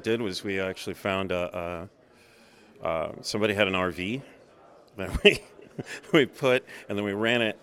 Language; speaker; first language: English; native; English